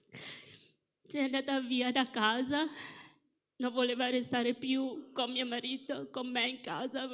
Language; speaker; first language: Italian; non-native, fluent; Morisyen